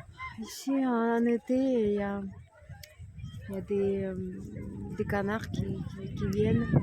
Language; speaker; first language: French; non-native, fluent; Russian